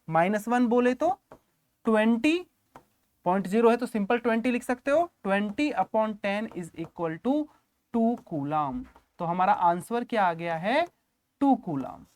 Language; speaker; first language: Hindi; native; Hindi